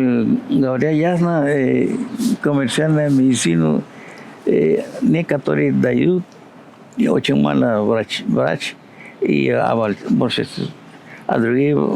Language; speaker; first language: Russian; non-native, learner; Spanish